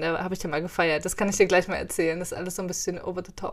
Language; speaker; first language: German; native; German